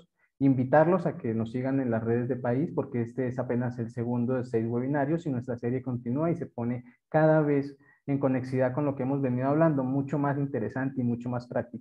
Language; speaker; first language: Spanish; native; Spanish